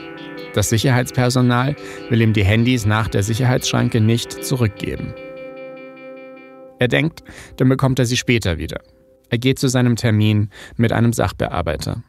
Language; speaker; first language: German; native; German